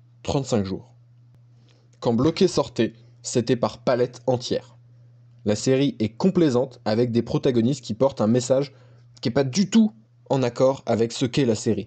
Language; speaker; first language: French; native; French